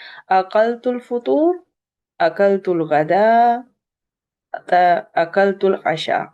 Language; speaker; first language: Arabic; non-native, fluent; Urdu